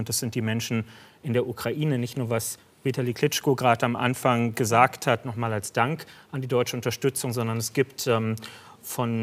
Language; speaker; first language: German; native; German